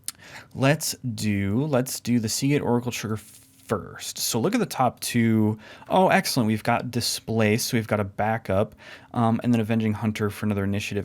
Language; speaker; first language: English; native; English